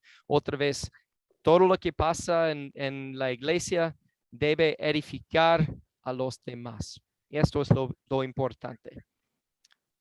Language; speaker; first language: Spanish; non-native, fluent; English